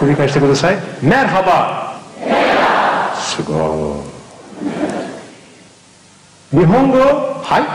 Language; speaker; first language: Japanese; non-native, learner; Turkish